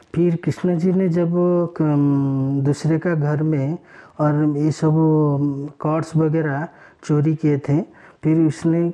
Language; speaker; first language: Hindi; non-native, local second language; Odia